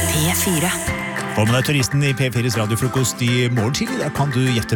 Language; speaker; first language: Norwegian; native; Norwegian